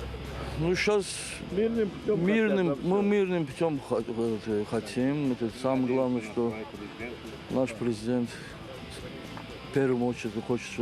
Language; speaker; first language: Russian; non-native, fluent; Azerbaijani